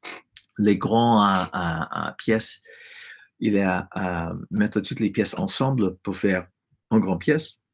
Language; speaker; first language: French; non-native, fluent; English